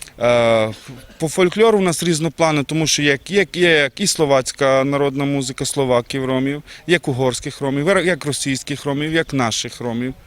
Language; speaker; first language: Ukrainian; non-native, local second language; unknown